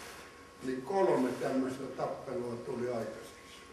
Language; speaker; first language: Finnish; native; Finnish